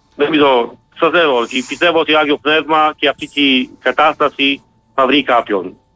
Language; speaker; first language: Greek; non-native, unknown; Polish